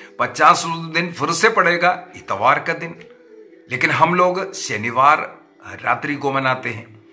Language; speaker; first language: Hindi; non-native, local second language; Malayalam